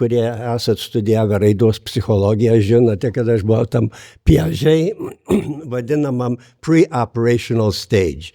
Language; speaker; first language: Lithuanian; native; Lithuanian